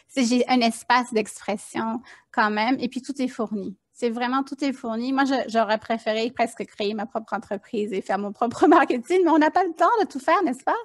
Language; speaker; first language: French; native; French